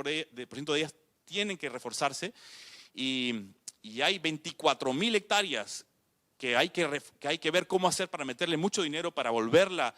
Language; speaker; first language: Spanish; native; Spanish